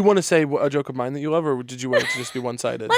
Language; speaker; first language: English; native; English